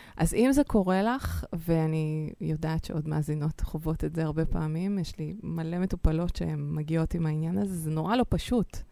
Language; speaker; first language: Hebrew; native; Hebrew